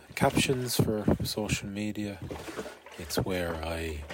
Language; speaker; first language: English; native; English